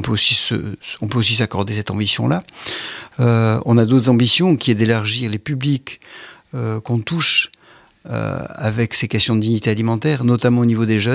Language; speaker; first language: French; native; French